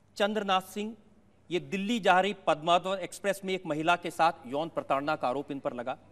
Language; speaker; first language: Hindi; native; Hindi